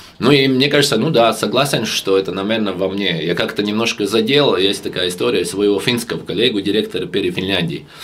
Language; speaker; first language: Russian; non-native, local second language; Latvian